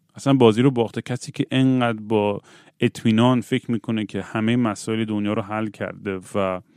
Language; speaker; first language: Persian; native; Persian